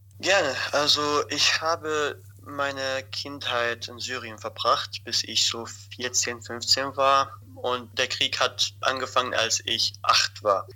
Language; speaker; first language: German; non-native, fluent; Arabic